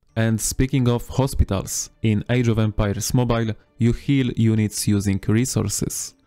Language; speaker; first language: English; non-native, fluent; Polish